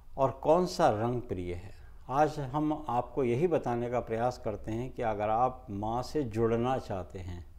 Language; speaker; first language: Hindi; native; Hindi